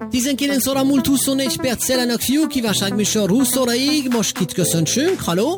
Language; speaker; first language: Hungarian; native; Hungarian